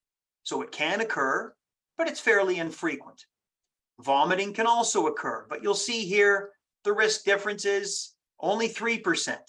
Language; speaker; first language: English; native; English